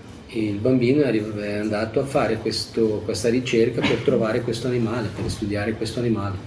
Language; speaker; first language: Italian; non-native, fluent; Portuguese